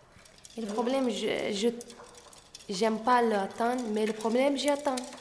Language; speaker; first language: French; non-native, learner; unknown